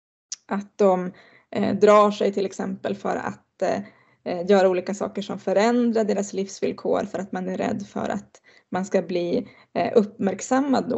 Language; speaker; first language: Swedish; native; Swedish